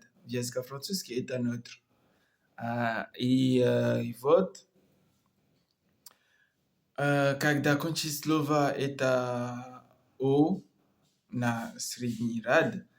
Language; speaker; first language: Russian; non-native, learner; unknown